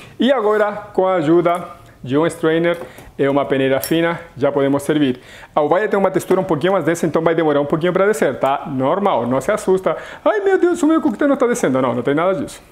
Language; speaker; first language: Portuguese; non-native, fluent; Spanish